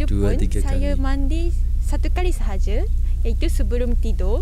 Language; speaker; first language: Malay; non-native, fluent; Japanese